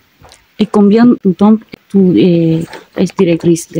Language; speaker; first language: French; non-native, learner; Spanish